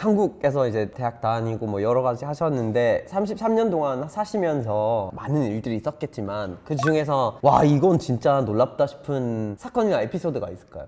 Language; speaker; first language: Korean; non-native, fluent; English